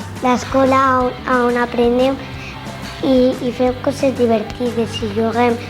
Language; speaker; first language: Catalan; non-native, local second language; Spanish